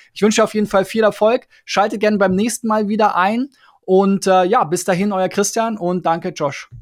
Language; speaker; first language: German; native; German